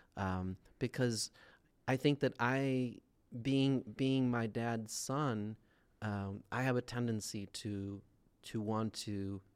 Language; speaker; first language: English; non-native, fluent; Swedish